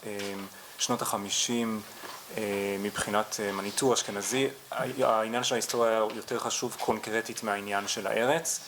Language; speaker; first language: Hebrew; native; Hebrew